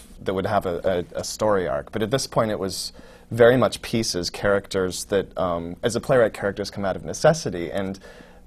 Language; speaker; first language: English; native; English